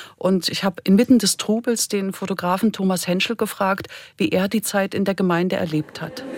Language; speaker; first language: German; native; German